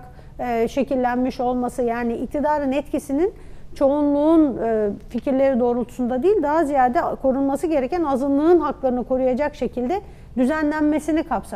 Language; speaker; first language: Turkish; native; Turkish